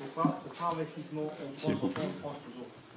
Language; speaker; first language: French; non-native, learner; Spanish